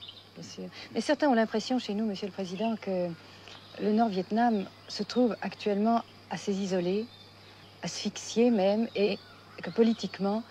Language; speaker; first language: French; native; French